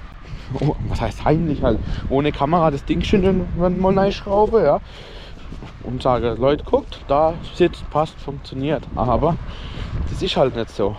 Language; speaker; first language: German; native; German